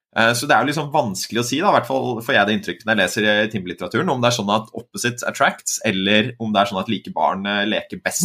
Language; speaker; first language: Norwegian; native; Norwegian